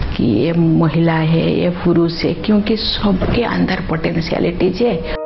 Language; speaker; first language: Hindi; non-native, local second language; Santali